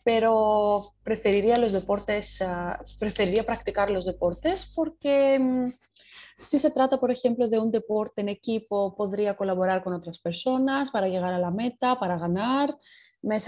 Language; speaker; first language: Spanish; non-native, fluent; Greek